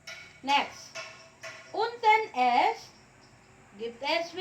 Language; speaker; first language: German; non-native, learner; Indonesian